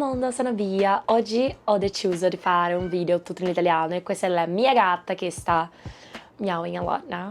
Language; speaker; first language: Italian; non-native, learner; Portuguese